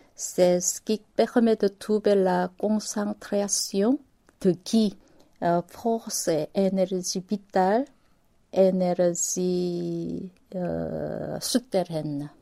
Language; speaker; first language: French; non-native, fluent; Korean